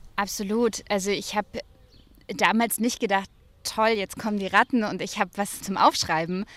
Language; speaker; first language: German; native; German